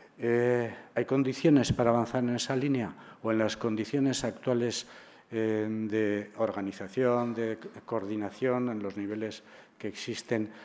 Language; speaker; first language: Spanish; native; Spanish